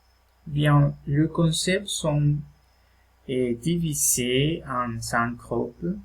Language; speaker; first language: French; non-native, fluent; Spanish